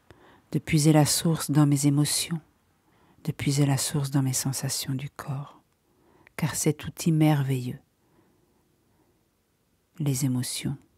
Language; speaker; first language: French; native; French